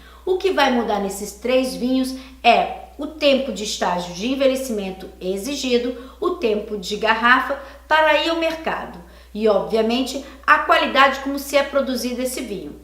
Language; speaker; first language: Portuguese; native; Portuguese